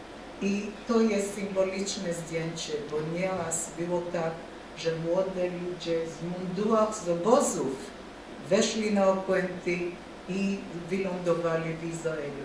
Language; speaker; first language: Polish; non-native, fluent; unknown